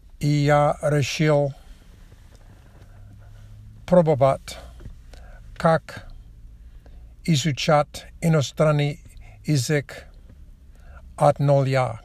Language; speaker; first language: Czech; non-native, learner; Russian